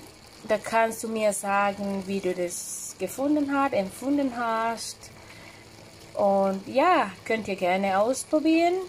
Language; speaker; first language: German; non-native, fluent; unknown